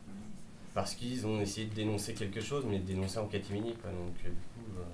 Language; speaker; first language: French; native; French